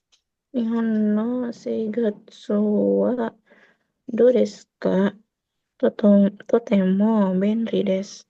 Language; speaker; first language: Japanese; non-native, learner; Indonesian